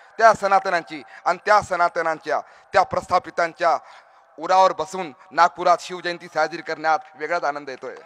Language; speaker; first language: Marathi; non-native, local second language; Urdu